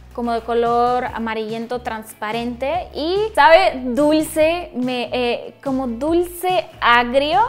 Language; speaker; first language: Spanish; non-native, fluent; Russian